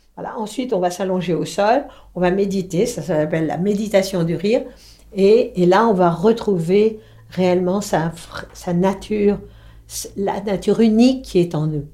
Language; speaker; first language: French; native; French